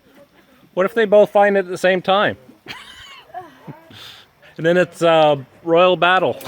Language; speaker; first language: English; native; English